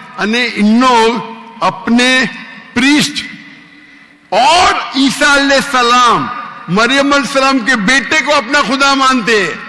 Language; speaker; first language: Urdu; non-native, local second language; Konkani